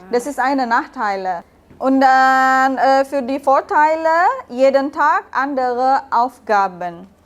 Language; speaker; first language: German; non-native, learner; Indonesian